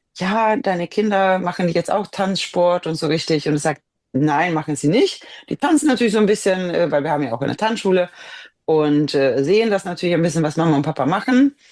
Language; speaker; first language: German; non-native, fluent; Swedish